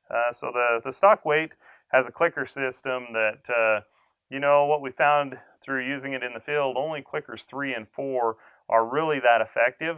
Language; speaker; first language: English; native; English